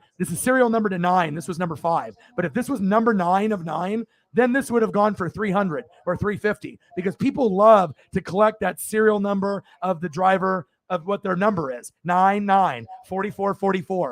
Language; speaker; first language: English; native; English